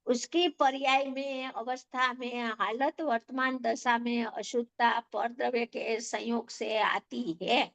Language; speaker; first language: Hindi; non-native, local second language; Gujarati